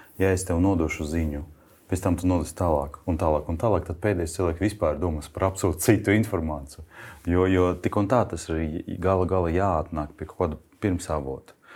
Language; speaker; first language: Latvian; non-native, local second language; Russian